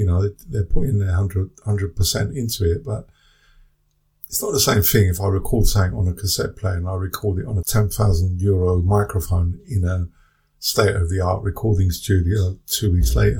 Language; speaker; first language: English; native; English